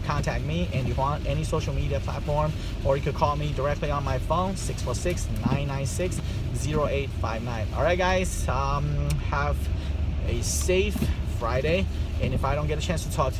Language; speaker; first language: English; non-native, fluent; Chinese